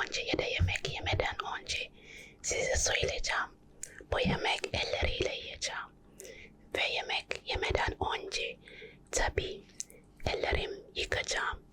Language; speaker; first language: Turkish; non-native, learner; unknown